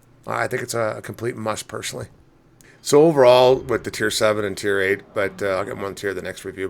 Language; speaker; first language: English; native; English